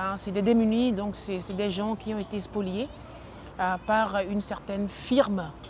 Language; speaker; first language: French; non-native, local second language; Ewe